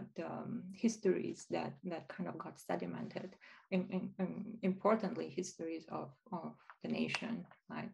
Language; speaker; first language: English; non-native, fluent; Romanian